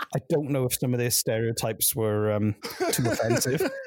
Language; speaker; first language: English; native; English